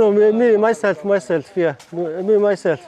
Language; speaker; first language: English; non-native, learner; Mongolian